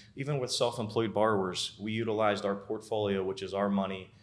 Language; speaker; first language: English; native; English